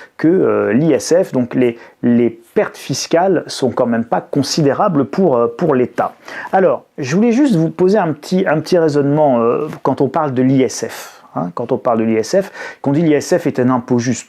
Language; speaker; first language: French; native; French